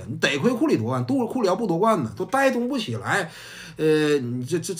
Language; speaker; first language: Chinese; native; Chinese